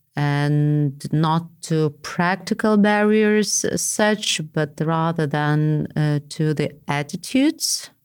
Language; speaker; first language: English; non-native, fluent; Lithuanian